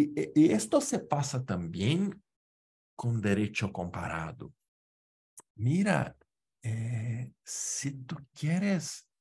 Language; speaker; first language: Spanish; non-native, fluent; Portuguese